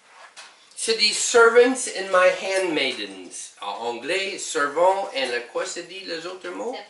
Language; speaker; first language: French; non-native, learner; English